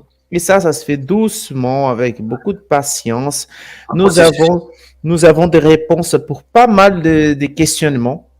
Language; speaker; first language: French; non-native, fluent; Portuguese